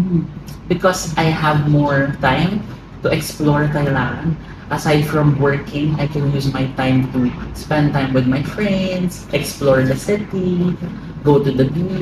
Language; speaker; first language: English; non-native, fluent; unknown